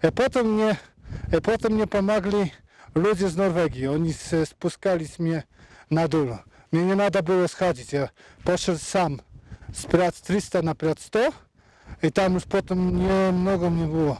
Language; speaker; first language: Russian; non-native, learner; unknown